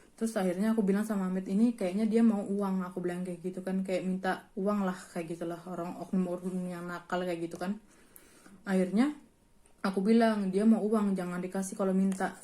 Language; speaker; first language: Indonesian; native; Indonesian